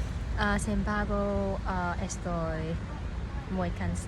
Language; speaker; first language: Spanish; non-native, learner; Cantonese